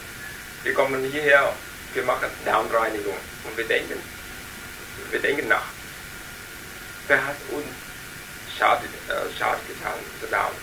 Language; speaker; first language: German; non-native, learner; Vietnamese